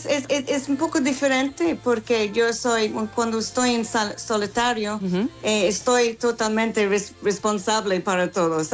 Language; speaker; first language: Spanish; non-native, fluent; English